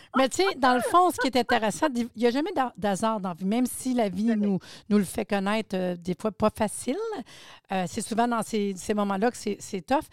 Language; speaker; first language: French; native; French